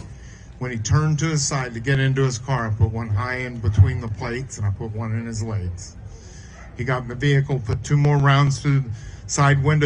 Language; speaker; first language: English; native; English